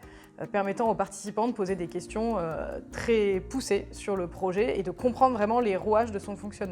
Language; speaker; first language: French; native; French